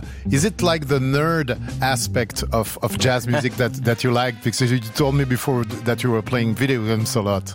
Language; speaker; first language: English; non-native, fluent; French